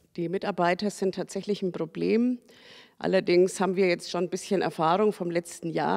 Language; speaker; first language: German; native; German